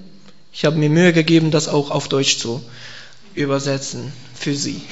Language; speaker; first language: German; non-native, learner; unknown